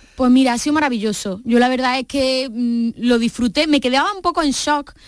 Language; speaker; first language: Spanish; native; Spanish